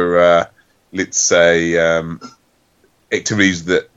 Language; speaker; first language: English; native; English